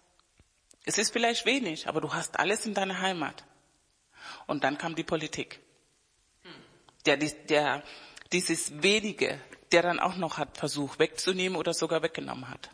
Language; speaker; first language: German; non-native, fluent; Spanish